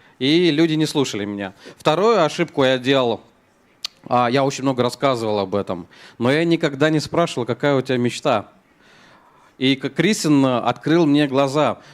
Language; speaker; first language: Russian; native; Russian